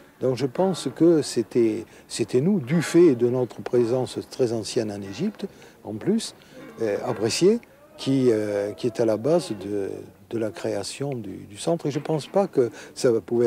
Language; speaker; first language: French; native; French